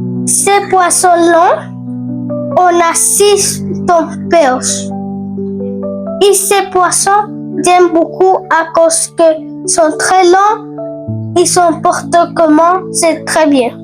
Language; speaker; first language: French; non-native, learner; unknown